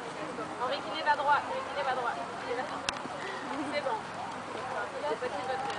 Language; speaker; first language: French; native; French